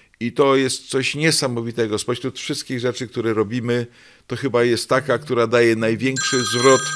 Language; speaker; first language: Polish; native; Polish